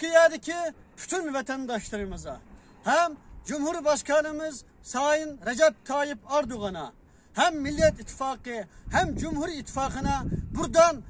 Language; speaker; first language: Turkish; non-native, learner; Uyghur